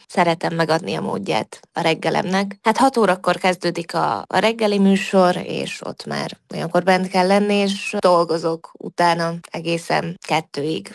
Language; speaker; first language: Hungarian; native; Hungarian